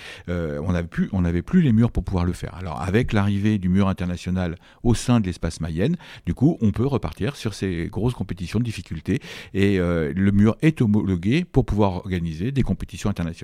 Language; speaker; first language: French; native; French